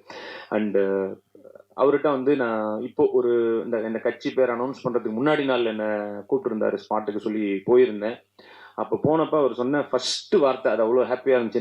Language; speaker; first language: Tamil; native; Tamil